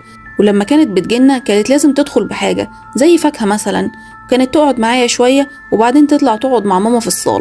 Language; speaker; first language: Arabic; native; Arabic